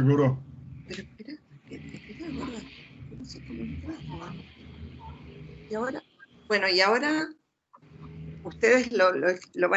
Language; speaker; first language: Spanish; native; Spanish